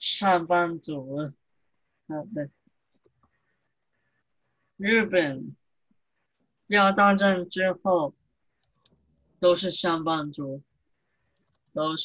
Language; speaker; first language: Chinese; early bilingual, heritage; English